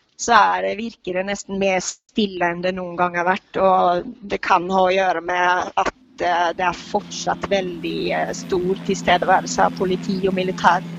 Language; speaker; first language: Norwegian; native; Norwegian